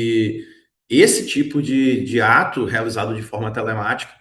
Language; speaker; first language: Portuguese; native; Portuguese